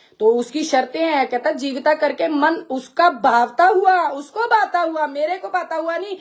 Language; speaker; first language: Hindi; non-native, local second language; Punjabi